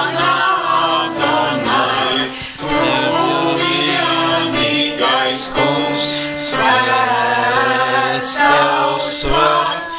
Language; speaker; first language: Latvian; non-native, local second language; Russian